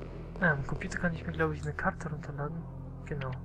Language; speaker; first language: German; native; German